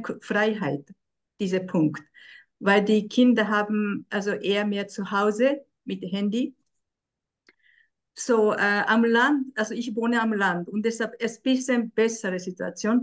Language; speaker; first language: German; non-native, fluent; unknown